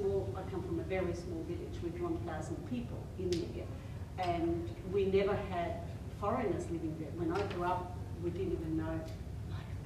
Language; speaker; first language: English; non-native, fluent; German